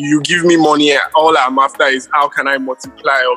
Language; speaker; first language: English; non-native, local second language; Yoruba